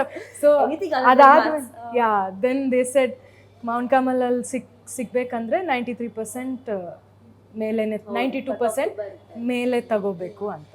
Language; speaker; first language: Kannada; non-native, local second language; Malayalam